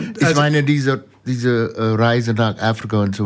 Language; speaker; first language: German; non-native, fluent; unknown